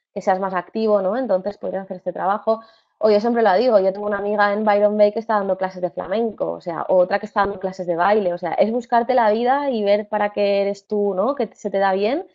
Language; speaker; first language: Spanish; native; Spanish